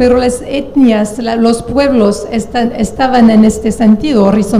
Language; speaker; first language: Spanish; non-native, fluent; French